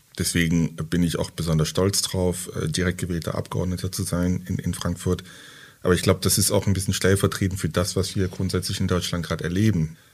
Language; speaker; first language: German; early bilingual, other home language; French